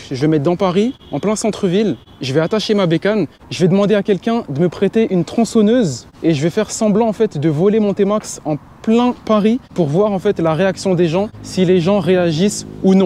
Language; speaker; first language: French; native; French